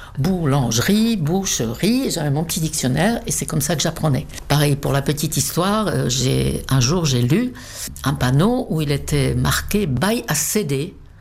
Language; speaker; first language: French; non-native, fluent; Czech